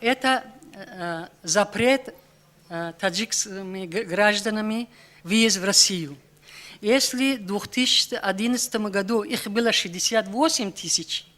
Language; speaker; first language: Russian; non-native, local second language; Tajik